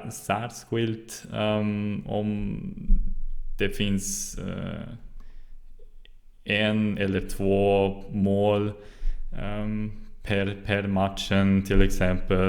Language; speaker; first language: Swedish; non-native, learner; German